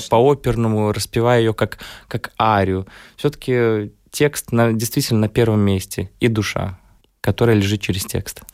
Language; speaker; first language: Russian; native; Russian